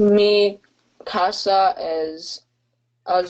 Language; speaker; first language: Spanish; non-native, learner; English